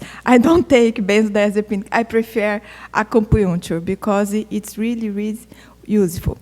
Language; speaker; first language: English; non-native, fluent; Portuguese